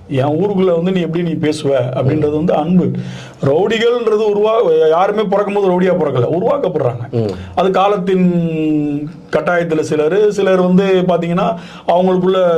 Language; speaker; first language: Tamil; native; Tamil